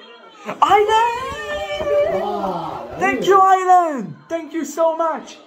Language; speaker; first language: English; non-native, fluent; French